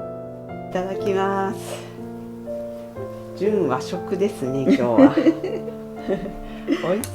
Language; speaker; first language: Japanese; native; Japanese